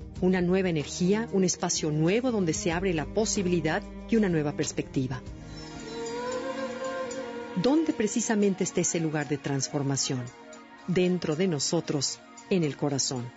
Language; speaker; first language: Spanish; native; Spanish